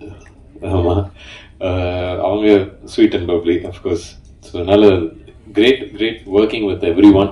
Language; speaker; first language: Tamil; native; Tamil